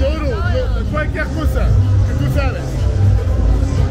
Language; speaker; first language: Spanish; non-native, learner; English